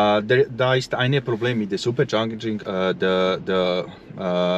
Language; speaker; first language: German; non-native, learner; Croatian